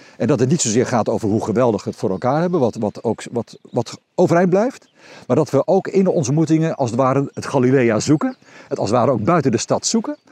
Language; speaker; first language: Dutch; native; Dutch